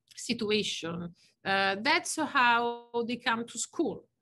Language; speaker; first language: English; non-native, fluent; Italian